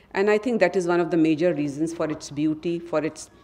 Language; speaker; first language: Hindi; native; Hindi